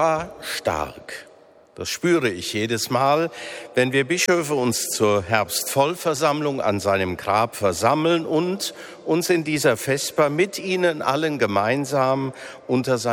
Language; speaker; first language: German; native; German